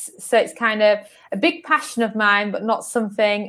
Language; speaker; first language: English; native; English